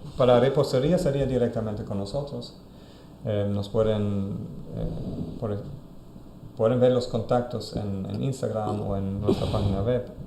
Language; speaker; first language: Spanish; non-native, fluent; German